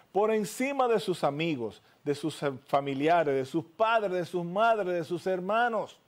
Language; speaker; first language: Spanish; native; Spanish